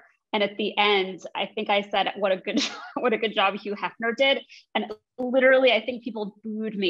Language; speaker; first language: English; native; English